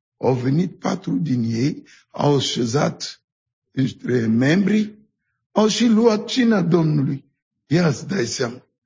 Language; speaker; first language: Romanian; non-native, fluent; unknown